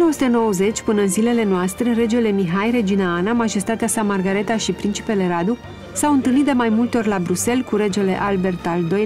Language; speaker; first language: Romanian; native; Romanian